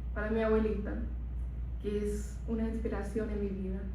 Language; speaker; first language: Spanish; early bilingual, heritage; Spanish